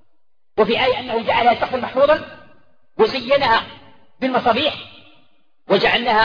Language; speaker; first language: Arabic; native; Arabic